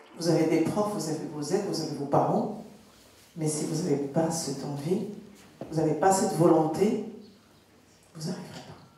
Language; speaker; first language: French; non-native, local second language; Arabic